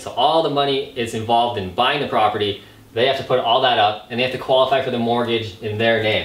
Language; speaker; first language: English; native; English